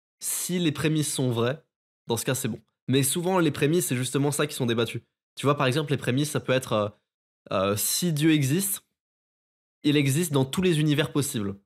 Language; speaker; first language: French; native; French